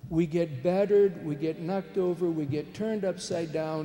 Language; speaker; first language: English; native; English